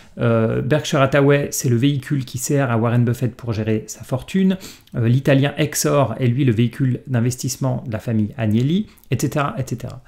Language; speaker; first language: French; native; French